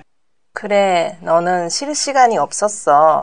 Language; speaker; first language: Korean; non-native, learner; Japanese